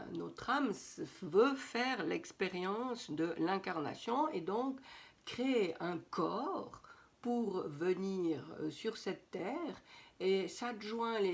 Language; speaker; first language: French; native; French